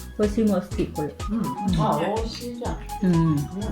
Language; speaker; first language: Japanese; non-native, fluent; Thai